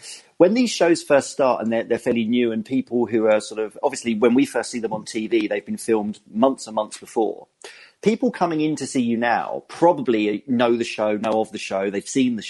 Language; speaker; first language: English; native; English